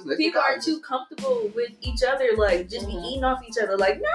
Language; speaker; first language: English; native; English